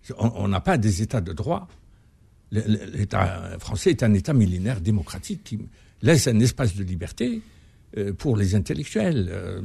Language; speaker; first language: French; non-native, local second language; Arabic